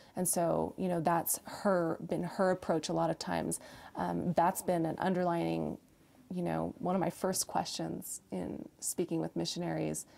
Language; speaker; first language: English; native; English